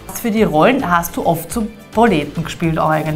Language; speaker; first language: German; native; German